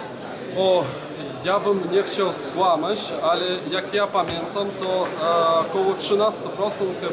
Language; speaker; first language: Polish; non-native, fluent; Belarusian